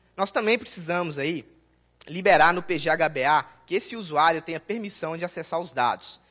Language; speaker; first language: Portuguese; native; Portuguese